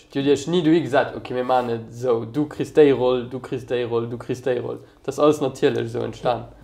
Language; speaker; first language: Luxembourgish; native; Luxembourgish